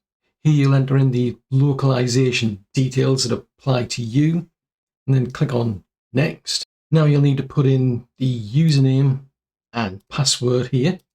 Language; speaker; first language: English; native; English